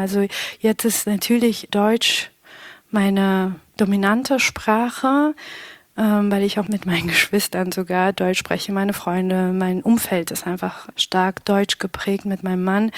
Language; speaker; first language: German; early bilingual, other home language; Pashto